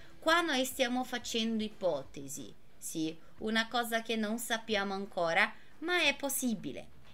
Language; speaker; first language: Italian; non-native, fluent; Portuguese